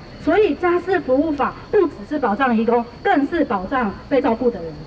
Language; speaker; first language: Chinese; non-native, fluent; Indonesian